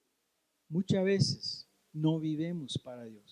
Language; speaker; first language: Spanish; non-native, learner; Portuguese